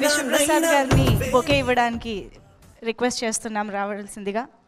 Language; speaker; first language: Telugu; native; Telugu